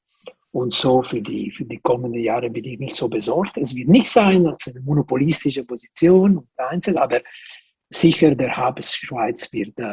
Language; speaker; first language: German; non-native, local second language; Italian